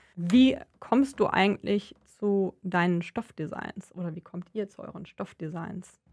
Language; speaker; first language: German; native; German